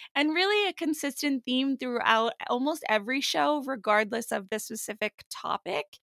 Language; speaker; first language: English; native; English